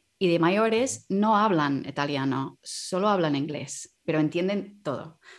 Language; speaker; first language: Spanish; non-native, fluent; English